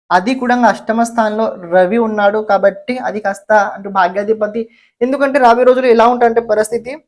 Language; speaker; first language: Telugu; non-native, local second language; Marathi